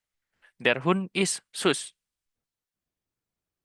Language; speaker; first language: German; non-native, fluent; Indonesian